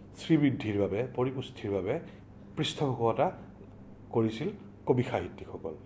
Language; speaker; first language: Assamese; native; Assamese